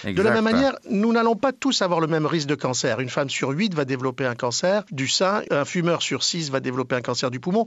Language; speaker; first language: French; native; French